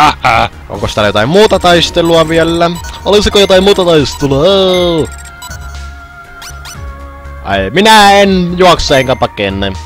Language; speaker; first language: Finnish; native; Finnish